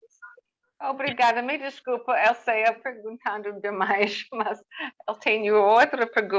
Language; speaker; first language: Portuguese; non-native, learner; English